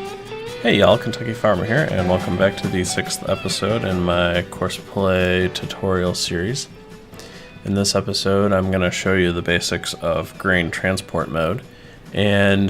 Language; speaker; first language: English; native; English